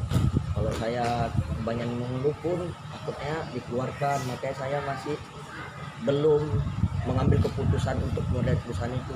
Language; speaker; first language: Indonesian; native; Indonesian